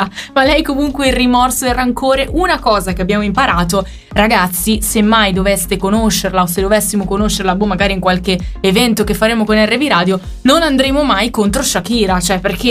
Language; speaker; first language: Italian; native; Italian